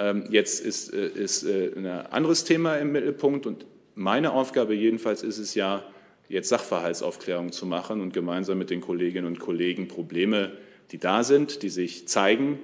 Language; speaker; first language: German; native; German